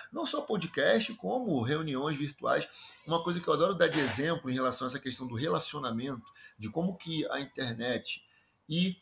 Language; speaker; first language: Portuguese; native; Portuguese